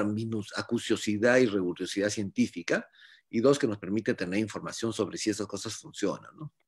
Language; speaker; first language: Spanish; native; Spanish